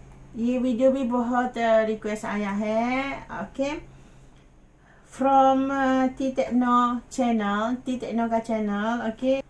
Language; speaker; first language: Hindi; non-native, learner; Malay